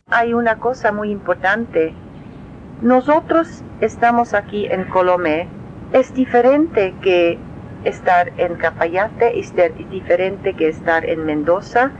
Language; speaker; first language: Spanish; non-native, learner; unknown